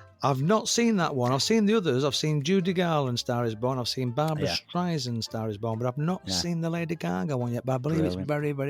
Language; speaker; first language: English; native; English